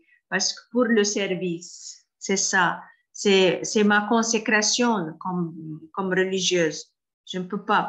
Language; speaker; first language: French; non-native, fluent; Arabic